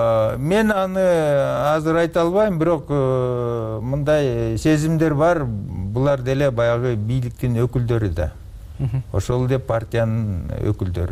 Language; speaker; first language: Kyrgyz; native; Kyrgyz